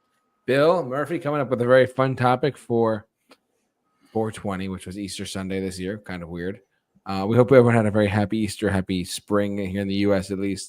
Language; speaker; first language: English; native; English